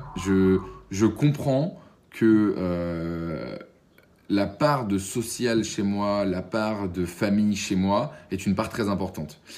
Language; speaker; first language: French; native; French